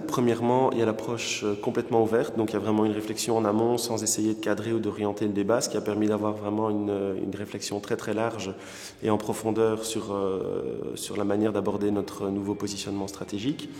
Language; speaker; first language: French; native; French